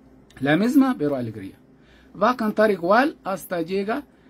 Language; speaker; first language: Spanish; non-native, fluent; Arabic